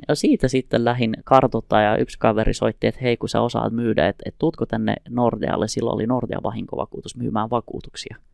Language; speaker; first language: Finnish; early bilingual, other home language; Kurdish